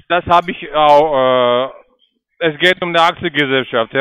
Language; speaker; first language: German; non-native, learner; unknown